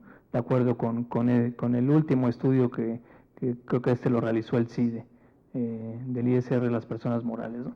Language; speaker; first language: Spanish; native; Spanish